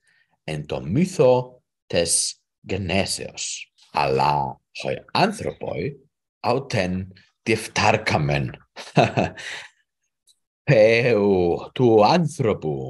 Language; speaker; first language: Greek; non-native, learner; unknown